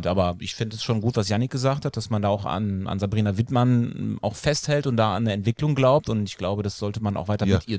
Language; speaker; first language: German; native; German